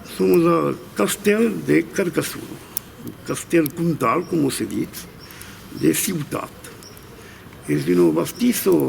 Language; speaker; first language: Occitan; native; Occitan